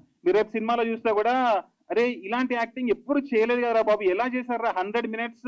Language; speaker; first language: Telugu; native; Telugu